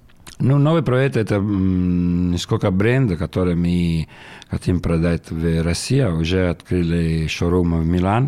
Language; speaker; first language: Russian; non-native, learner; Italian